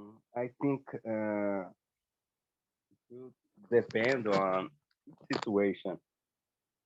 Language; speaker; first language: English; non-native, learner; Portuguese